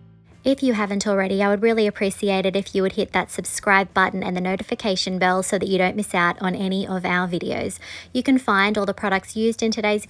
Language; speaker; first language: English; native; English